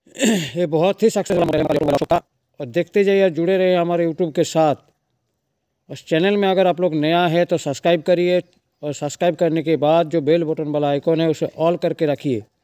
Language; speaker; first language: Hindi; non-native, local second language; Bangla